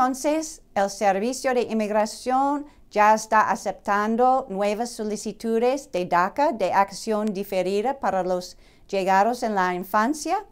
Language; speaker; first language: Spanish; non-native, fluent; English